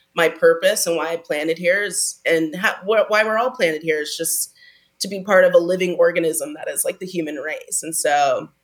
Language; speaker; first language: English; native; English